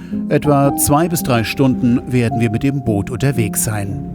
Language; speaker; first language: German; native; German